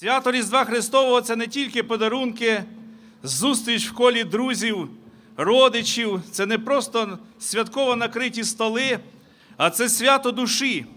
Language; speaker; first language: Ukrainian; native; Ukrainian